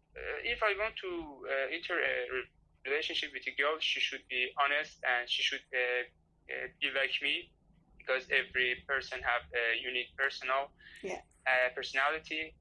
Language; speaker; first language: English; non-native, learner; Persian